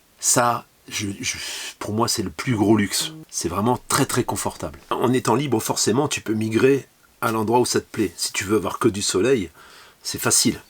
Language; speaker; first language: French; native; French